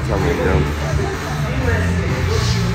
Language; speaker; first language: Russian; non-native, learner; Persian